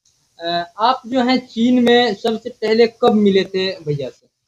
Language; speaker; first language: Hindi; native; Hindi